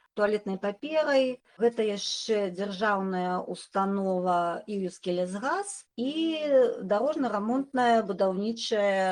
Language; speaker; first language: Belarusian; native; Belarusian